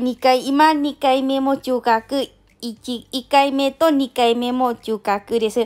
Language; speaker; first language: Japanese; non-native, learner; Lao